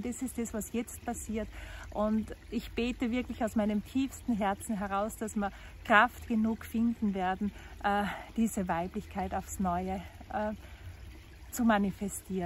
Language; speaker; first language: German; native; German